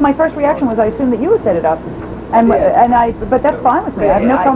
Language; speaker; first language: English; native; English